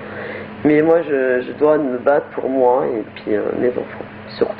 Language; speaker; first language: French; native; French